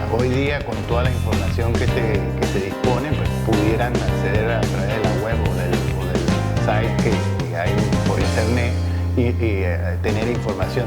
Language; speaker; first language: Spanish; native; Spanish